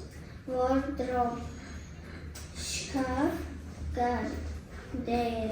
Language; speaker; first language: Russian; non-native, local second language; Tajik